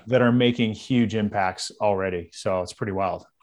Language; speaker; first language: English; native; English